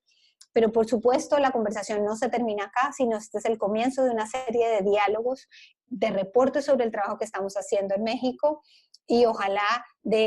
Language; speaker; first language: Spanish; native; Spanish